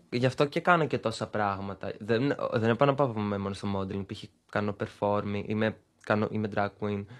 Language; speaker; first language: Greek; early bilingual, other home language; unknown